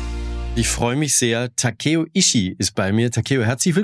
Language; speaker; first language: German; native; German